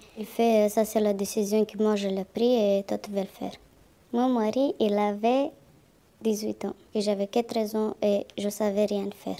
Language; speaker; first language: French; non-native, learner; Romanian